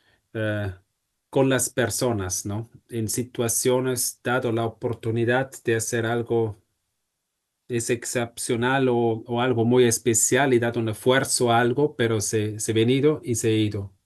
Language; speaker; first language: Spanish; non-native, fluent; German